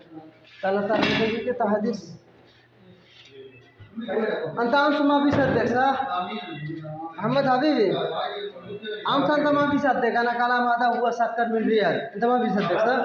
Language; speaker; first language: Arabic; non-native, learner; Bangla